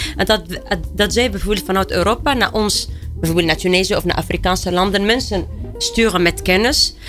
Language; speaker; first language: Dutch; non-native, fluent; Arabic